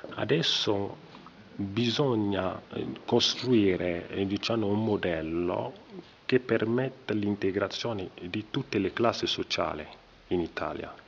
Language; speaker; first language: Italian; non-native, fluent; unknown